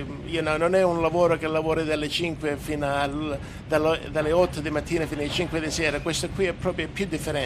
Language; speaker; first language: Italian; native; Italian